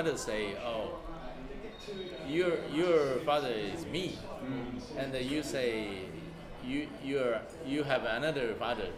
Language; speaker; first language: English; non-native, learner; Japanese